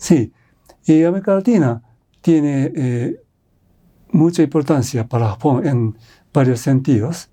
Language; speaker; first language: Spanish; non-native, fluent; Japanese